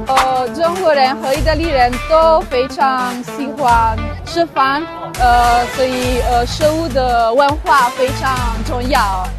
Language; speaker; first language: Chinese; non-native, learner; Italian